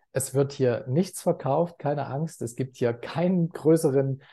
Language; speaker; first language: German; native; German